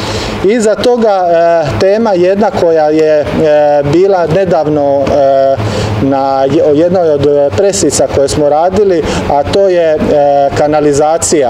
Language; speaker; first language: Serbian; native; Serbian